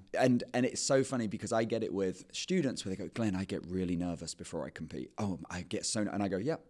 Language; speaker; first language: English; native; English